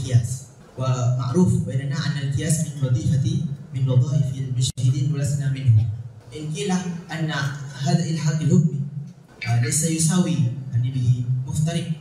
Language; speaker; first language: Arabic; non-native, fluent; Indonesian